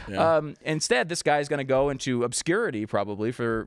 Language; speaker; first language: English; native; English